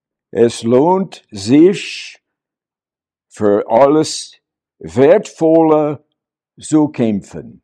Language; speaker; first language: German; non-native, learner; English